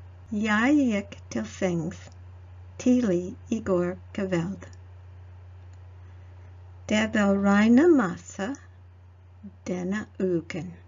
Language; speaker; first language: Norwegian; non-native, learner; English